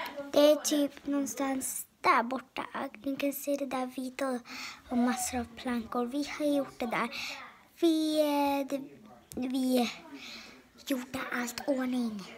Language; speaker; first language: Swedish; early bilingual, other home language; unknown